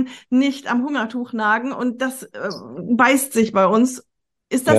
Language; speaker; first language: German; native; German